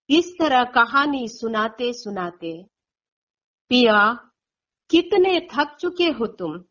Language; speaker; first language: Hindi; non-native, local second language; Konkani